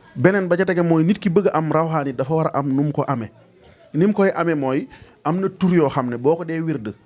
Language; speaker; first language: Wolof; non-native, local second language; Serer